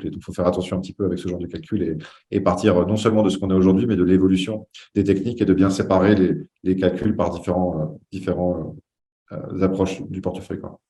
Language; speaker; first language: French; native; French